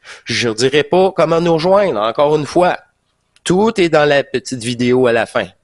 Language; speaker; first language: French; native; French